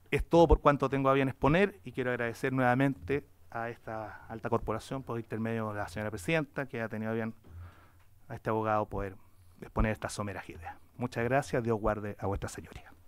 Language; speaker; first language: Spanish; native; Spanish